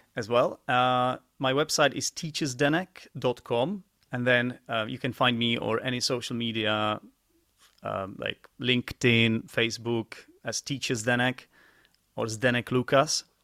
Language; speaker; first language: English; non-native, fluent; Czech